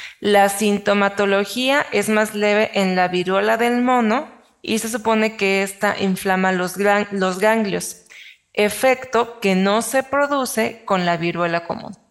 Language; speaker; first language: Spanish; native; Spanish